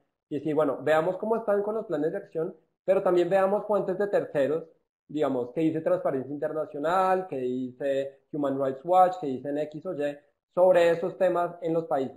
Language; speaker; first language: Spanish; native; Spanish